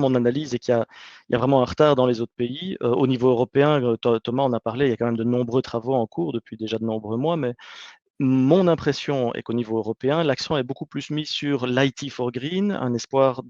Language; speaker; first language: French; native; French